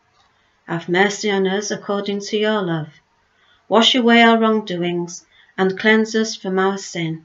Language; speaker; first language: English; native; English